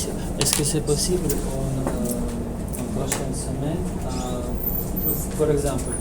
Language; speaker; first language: French; non-native, learner; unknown